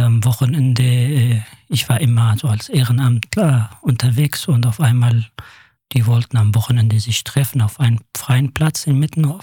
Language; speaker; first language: German; non-native, fluent; Kurdish